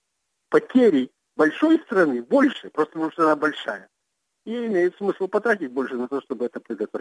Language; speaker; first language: Russian; native; Russian